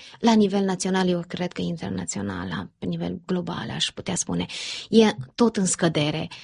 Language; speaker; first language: Romanian; early bilingual, heritage; Romanian